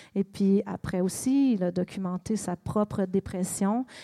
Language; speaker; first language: French; native; French